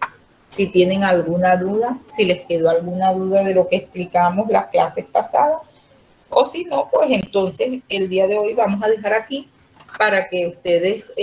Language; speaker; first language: Spanish; native; Spanish